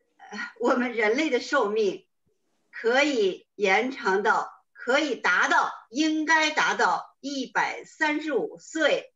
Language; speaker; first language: Chinese; native; Chinese